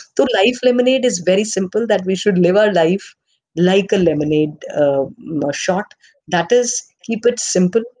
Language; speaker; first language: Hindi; native; Hindi